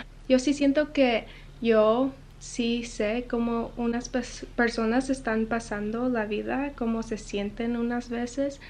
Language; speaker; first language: Spanish; early bilingual, heritage; Spanish